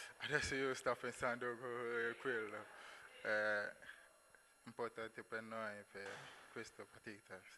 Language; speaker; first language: Italian; non-native, learner; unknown